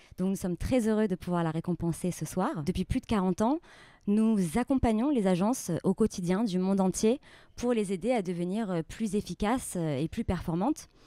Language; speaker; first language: French; native; French